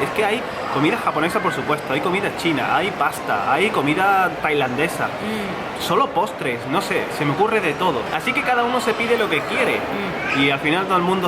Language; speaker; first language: Spanish; native; Spanish